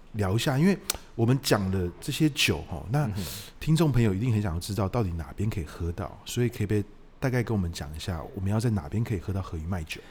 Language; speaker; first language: Chinese; native; Chinese